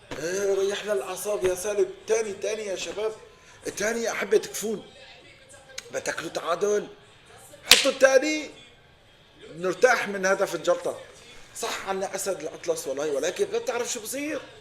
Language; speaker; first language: Arabic; native; Arabic